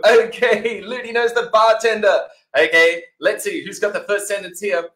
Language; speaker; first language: English; native; English